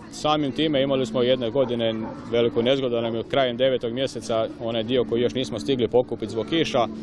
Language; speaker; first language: Croatian; native; Croatian